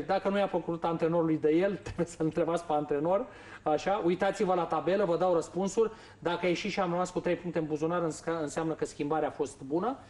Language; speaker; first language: Romanian; native; Romanian